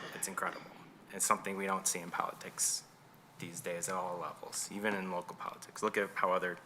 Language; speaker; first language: English; native; English